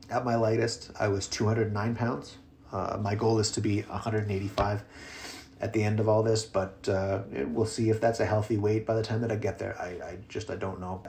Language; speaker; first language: English; native; English